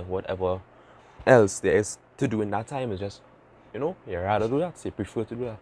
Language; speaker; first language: English; native; English